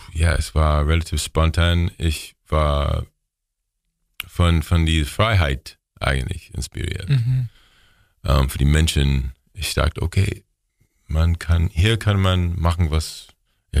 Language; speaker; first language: German; non-native, learner; English